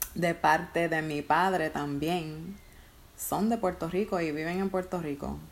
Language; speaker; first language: Spanish; early bilingual, heritage; Spanish